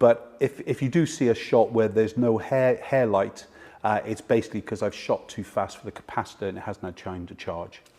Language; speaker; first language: English; native; English